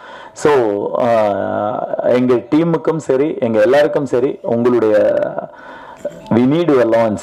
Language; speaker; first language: Tamil; native; Tamil